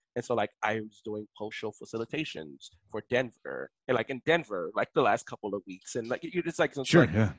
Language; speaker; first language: English; early bilingual, other home language; Haitian Creole